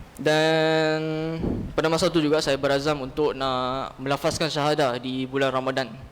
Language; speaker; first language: Malay; non-native, local second language; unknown